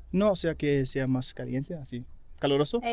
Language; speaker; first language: Spanish; non-native, fluent; German